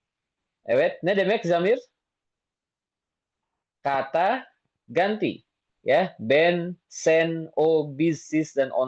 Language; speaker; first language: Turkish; non-native, fluent; Indonesian